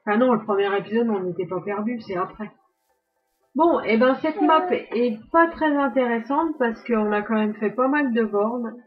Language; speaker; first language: French; native; French